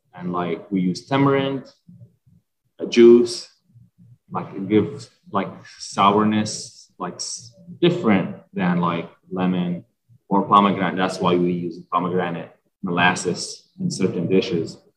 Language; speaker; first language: English; non-native, fluent; Arabic